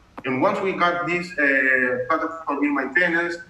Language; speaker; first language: English; non-native, fluent; Spanish